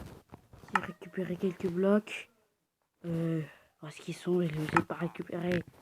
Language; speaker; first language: French; native; French